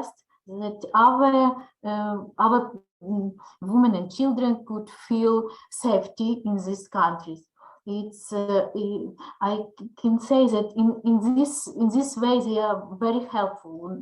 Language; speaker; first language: English; non-native, learner; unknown